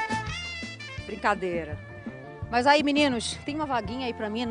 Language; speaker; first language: Portuguese; native; Portuguese